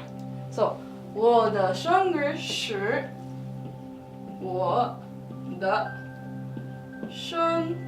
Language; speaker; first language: Chinese; non-native, learner; English